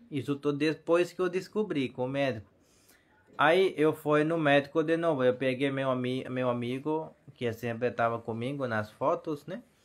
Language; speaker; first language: Portuguese; non-native, learner; Hindi